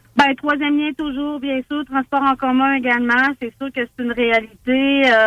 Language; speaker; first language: French; native; French